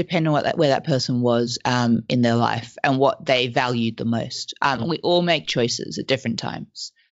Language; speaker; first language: English; non-native, local second language; French